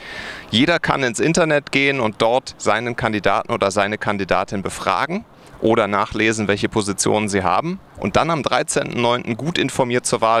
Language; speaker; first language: German; native; German